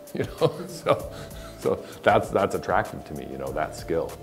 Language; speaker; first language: English; native; English